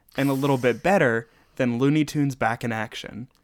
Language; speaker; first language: English; native; English